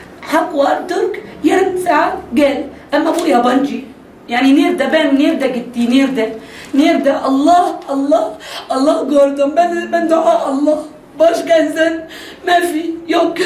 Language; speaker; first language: Turkish; non-native, learner; Arabic